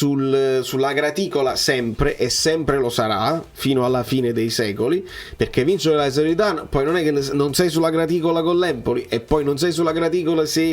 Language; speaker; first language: Italian; native; Italian